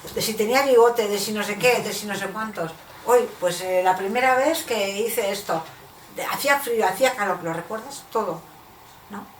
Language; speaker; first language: Spanish; non-native, local second language; Basque